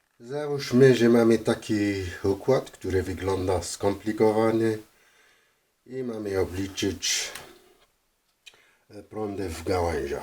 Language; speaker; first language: Polish; non-native, fluent; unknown